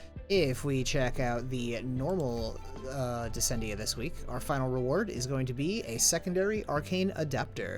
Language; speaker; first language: English; native; English